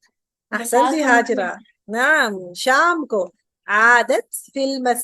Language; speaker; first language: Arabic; non-native, fluent; Urdu